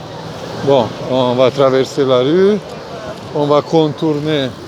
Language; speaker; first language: French; non-native, fluent; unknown